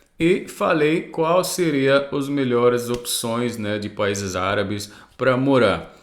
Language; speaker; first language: Portuguese; non-native, fluent; Arabic